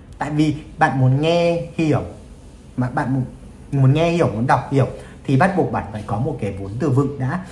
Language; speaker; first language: Vietnamese; native; Vietnamese